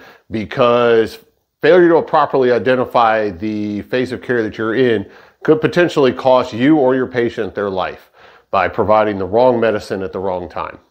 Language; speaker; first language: English; native; English